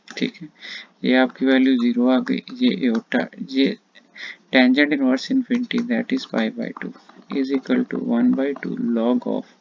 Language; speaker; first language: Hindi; non-native, local second language; Punjabi